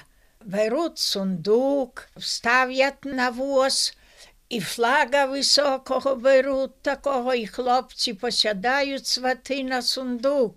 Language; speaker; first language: Ukrainian; native; Ukrainian